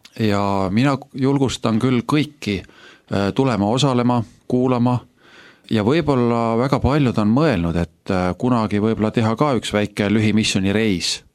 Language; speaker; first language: Estonian; native; Estonian